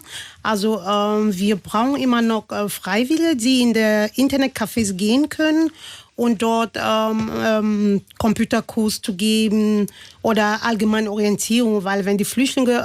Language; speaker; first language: German; non-native, fluent; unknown